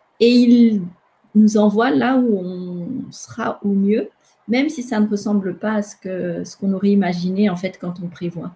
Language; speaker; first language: French; non-native, local second language; Malagasy